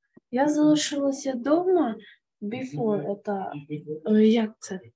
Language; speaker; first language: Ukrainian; non-native, local second language; Russian